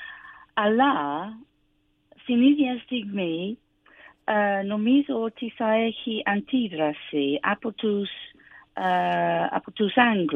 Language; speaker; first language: Greek; non-native, learner; English